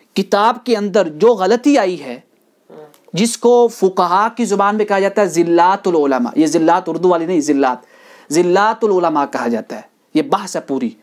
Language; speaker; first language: Urdu; non-native, local second language; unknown